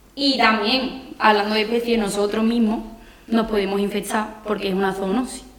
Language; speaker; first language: Spanish; native; Spanish